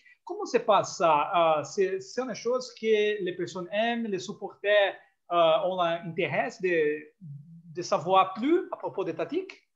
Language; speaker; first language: French; non-native, fluent; Portuguese